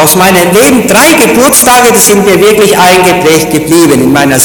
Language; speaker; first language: German; native; German